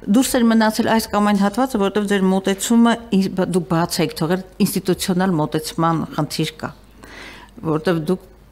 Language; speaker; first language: Armenian; native; Armenian